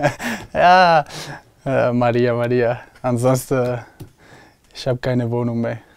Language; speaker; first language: German; non-native, learner; Italian